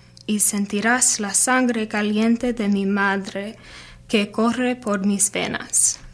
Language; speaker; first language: Spanish; non-native, learner; English